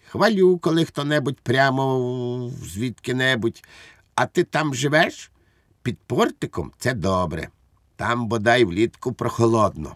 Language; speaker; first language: Ukrainian; native; Ukrainian